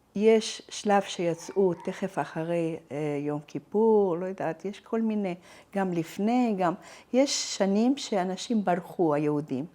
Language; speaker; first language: Hebrew; non-native, fluent; Arabic